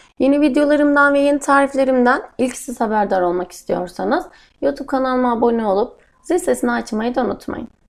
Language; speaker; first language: Turkish; native; Turkish